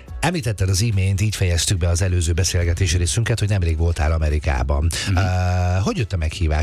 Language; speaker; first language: Hungarian; native; Hungarian